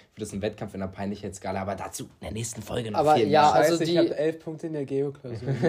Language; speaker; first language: German; early bilingual, other home language; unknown